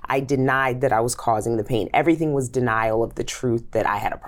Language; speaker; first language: English; native; English